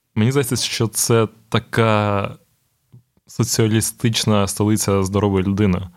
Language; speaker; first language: Ukrainian; non-native, local second language; Russian